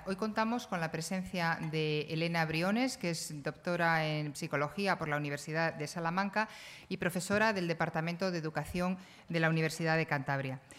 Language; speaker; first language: Spanish; native; Spanish